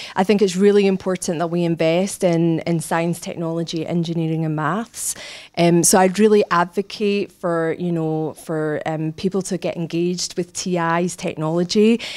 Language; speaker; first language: English; native; English